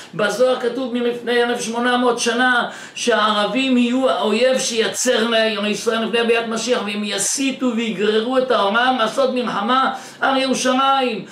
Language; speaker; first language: Hebrew; native; Hebrew